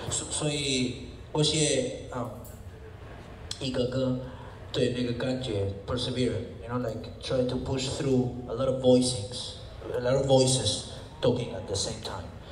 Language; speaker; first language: English; non-native, fluent; Spanish